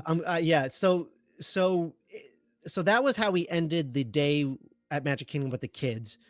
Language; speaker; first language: English; native; English